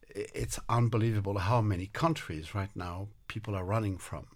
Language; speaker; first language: English; non-native, fluent; French